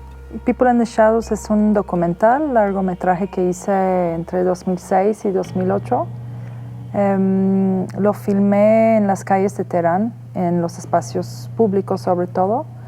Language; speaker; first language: Spanish; non-native, fluent; Persian